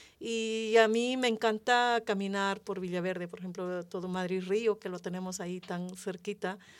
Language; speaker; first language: Spanish; native; Spanish